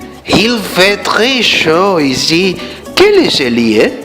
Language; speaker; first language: French; non-native, learner; Spanish